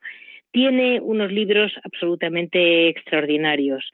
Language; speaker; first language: Spanish; native; Spanish